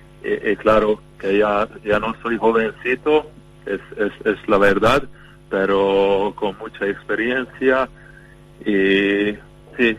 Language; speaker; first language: Spanish; non-native, fluent; Hungarian